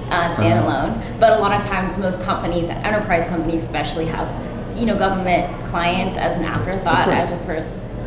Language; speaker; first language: English; native; English